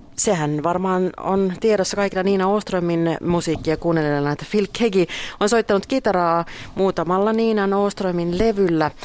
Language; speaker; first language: Finnish; native; Finnish